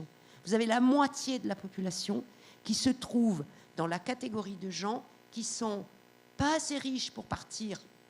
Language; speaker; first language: French; native; French